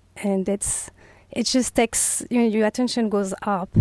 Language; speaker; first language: English; non-native, fluent; French